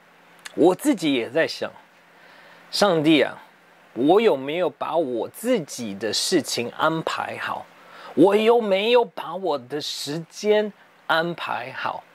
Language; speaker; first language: Chinese; early bilingual, heritage; English